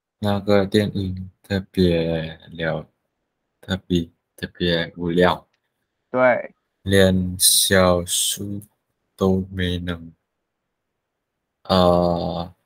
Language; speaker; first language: Chinese; non-native, learner; Vietnamese